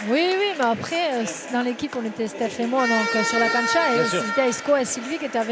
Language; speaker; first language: French; native; French